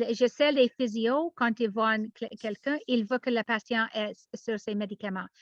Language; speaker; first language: French; non-native, learner; English